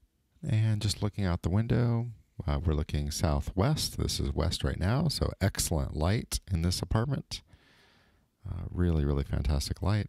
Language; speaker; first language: English; native; English